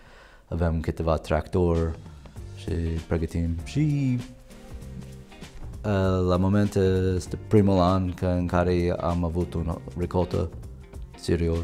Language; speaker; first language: Romanian; non-native, learner; English